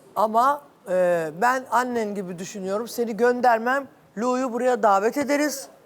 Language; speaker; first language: Turkish; native; Turkish